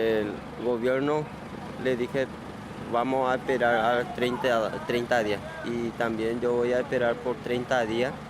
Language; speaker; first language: Spanish; non-native, local second language; Guarani